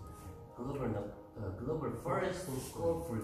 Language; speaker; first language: English; non-native, learner; Korean